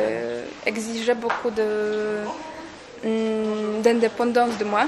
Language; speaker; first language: French; non-native, fluent; Polish